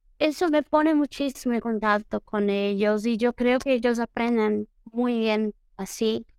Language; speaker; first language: Spanish; non-native, fluent; Portuguese